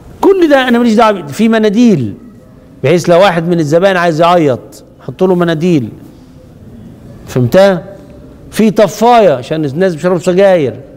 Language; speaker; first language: Arabic; native; Arabic